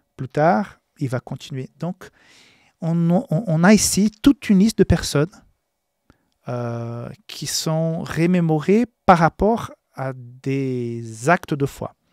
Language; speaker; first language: French; non-native, fluent; Portuguese